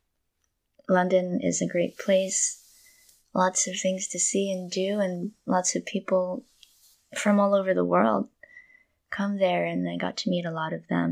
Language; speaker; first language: English; non-native, local second language; Filipino